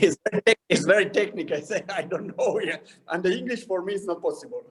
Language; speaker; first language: English; non-native, learner; Italian